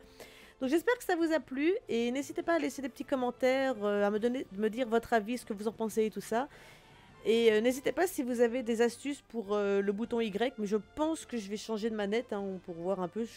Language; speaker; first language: French; native; French